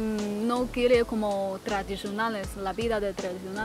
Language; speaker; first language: Spanish; non-native, learner; Chinese